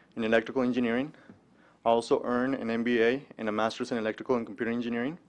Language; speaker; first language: English; early bilingual, other home language; Spanish